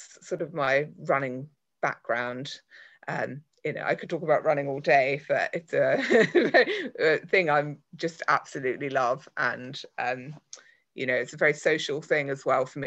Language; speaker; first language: English; native; English